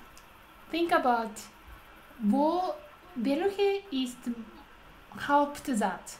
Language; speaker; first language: German; non-native, learner; Japanese